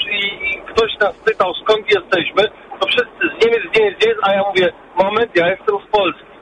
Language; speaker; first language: Polish; early bilingual, heritage; Polish